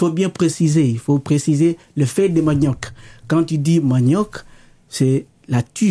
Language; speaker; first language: French; non-native, local second language; Lingala